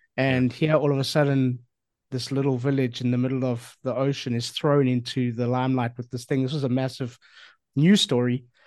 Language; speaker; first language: English; native; English